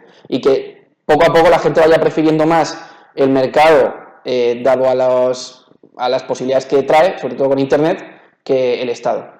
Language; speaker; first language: Spanish; native; Spanish